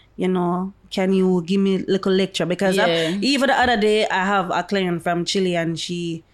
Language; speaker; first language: English; non-native, local second language; Jamaican Creole English